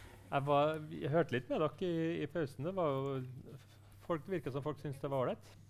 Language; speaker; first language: Norwegian; native; Norwegian